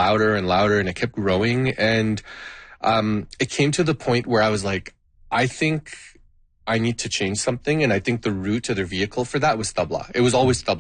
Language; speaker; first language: English; non-native, fluent; Gujarati